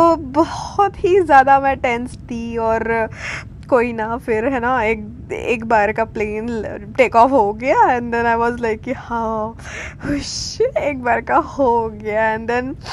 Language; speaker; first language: Hindi; non-native, local second language; Marathi